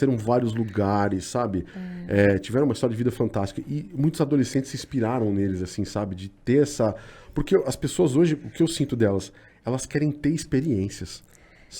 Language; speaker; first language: Portuguese; native; Portuguese